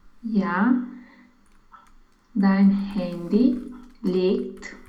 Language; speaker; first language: German; non-native, learner; Romanian